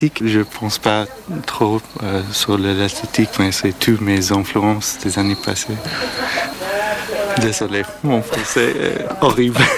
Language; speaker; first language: French; non-native, learner; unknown